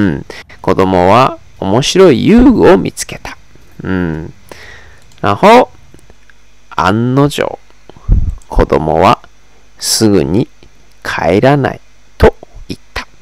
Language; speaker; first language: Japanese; non-native, fluent; Chinese